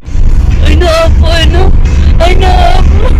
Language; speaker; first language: Filipino; native; Filipino